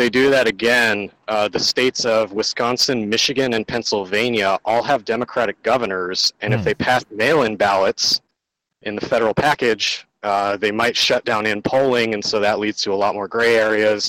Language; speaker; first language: English; native; English